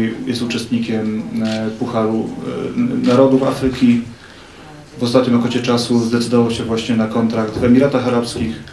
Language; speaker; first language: Polish; native; Polish